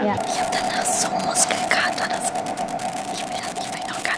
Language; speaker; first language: German; native; German